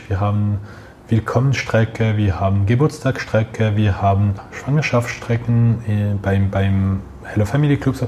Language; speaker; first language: German; non-native, local second language; French